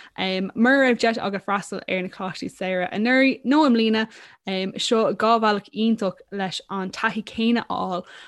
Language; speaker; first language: Irish; non-native, local second language; English